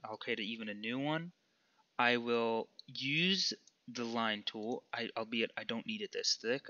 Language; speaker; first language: English; native; English